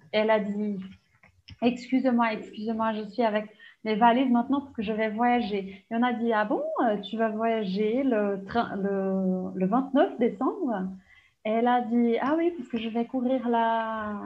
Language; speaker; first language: French; non-native, fluent; Portuguese